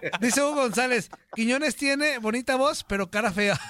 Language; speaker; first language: Spanish; native; Spanish